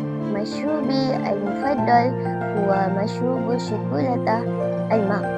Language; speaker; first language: Arabic; non-native, learner; Malay